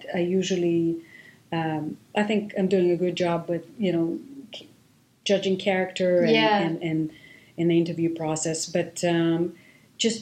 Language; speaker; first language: English; non-native, fluent; Hebrew